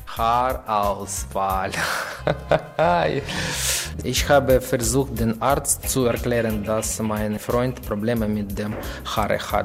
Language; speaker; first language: German; non-native, learner; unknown